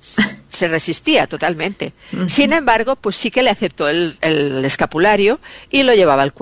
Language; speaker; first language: Spanish; native; Spanish